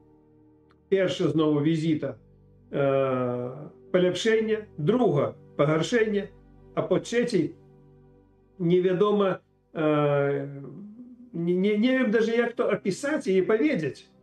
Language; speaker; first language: Polish; non-native, learner; Ukrainian